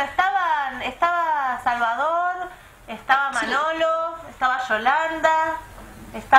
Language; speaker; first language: Spanish; native; Spanish